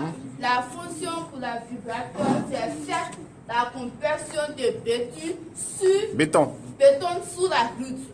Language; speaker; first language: French; non-native, learner; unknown